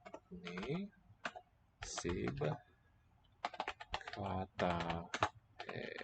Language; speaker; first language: Hindi; non-native, learner; English